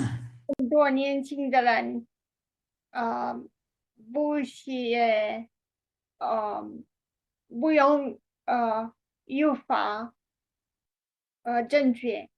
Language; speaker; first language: Chinese; non-native, learner; Romanian